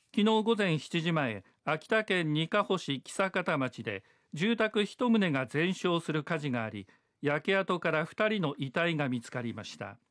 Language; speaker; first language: Japanese; native; Japanese